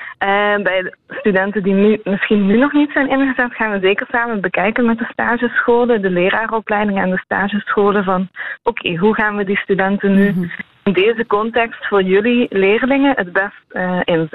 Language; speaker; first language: Dutch; native; Dutch